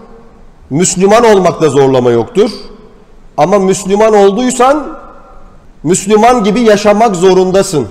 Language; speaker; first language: Turkish; native; Turkish